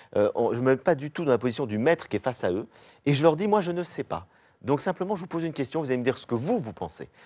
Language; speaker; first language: French; native; French